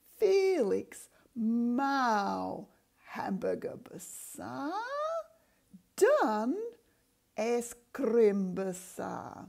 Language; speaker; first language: Indonesian; non-native, fluent; English